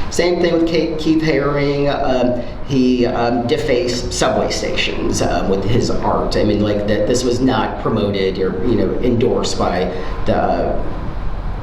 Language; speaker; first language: English; native; English